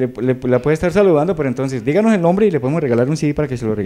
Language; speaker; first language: Spanish; native; Spanish